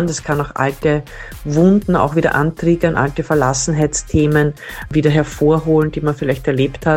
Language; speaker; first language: German; native; German